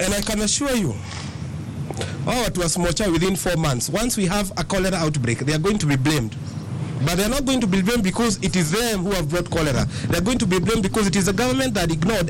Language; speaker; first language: English; non-native, local second language; Kikuyu